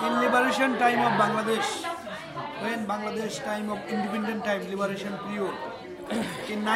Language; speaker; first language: English; non-native, learner; Bangla